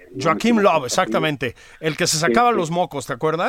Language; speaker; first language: Spanish; native; Spanish